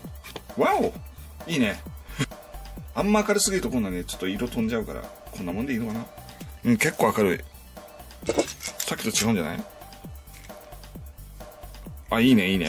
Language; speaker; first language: Japanese; native; Japanese